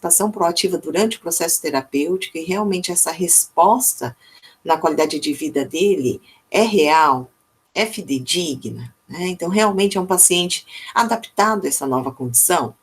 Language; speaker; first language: Portuguese; native; Portuguese